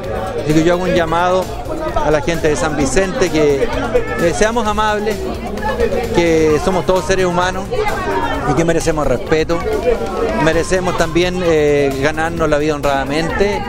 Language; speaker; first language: Spanish; native; Spanish